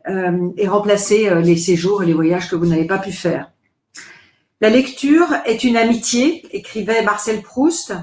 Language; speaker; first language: French; native; French